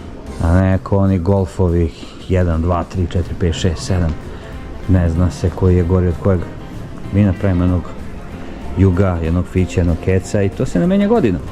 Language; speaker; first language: Serbian; native; Serbian